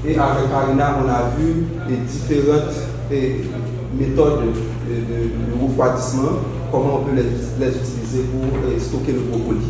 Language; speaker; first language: French; non-native, local second language; Haitian Creole